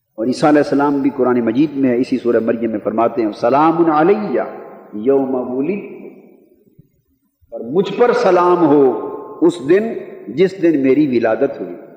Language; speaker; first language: Urdu; native; Urdu